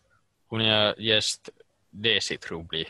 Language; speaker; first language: Russian; non-native, learner; Finnish